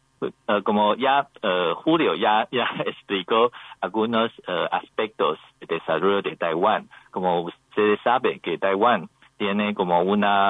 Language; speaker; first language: Spanish; non-native, learner; Chinese